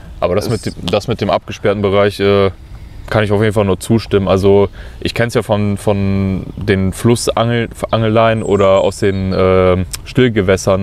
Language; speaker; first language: German; native; German